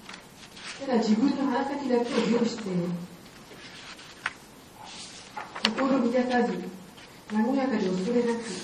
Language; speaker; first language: Japanese; native; Japanese